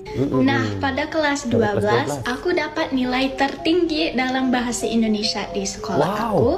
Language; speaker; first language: Indonesian; non-native, fluent; English